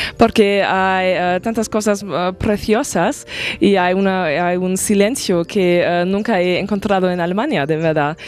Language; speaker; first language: Spanish; non-native, fluent; German